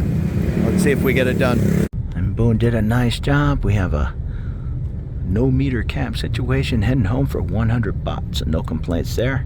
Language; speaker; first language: English; native; English